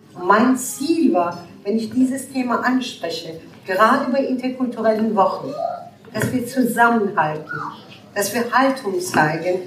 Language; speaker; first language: German; non-native, fluent; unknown